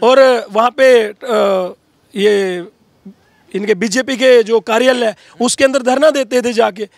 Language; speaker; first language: Hindi; native; Hindi